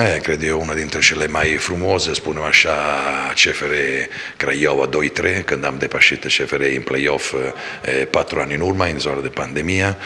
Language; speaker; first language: Romanian; non-native, fluent; Italian